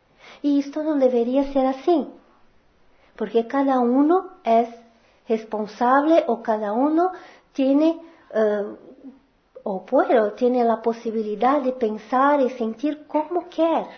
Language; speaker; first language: Spanish; non-native, fluent; Portuguese